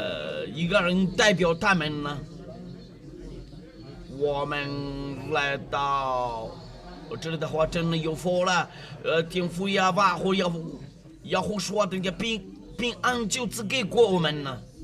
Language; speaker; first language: Chinese; non-native, learner; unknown